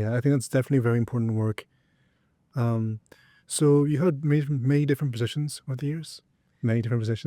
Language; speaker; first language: English; native; English